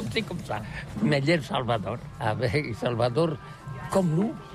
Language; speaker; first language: French; non-native, learner; Catalan